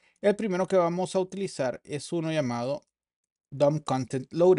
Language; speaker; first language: Spanish; native; Spanish